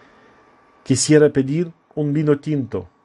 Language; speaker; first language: Spanish; non-native, fluent; Russian